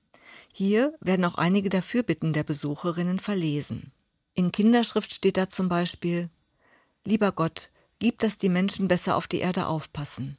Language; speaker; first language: German; native; German